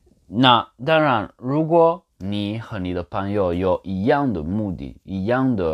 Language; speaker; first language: Chinese; non-native, learner; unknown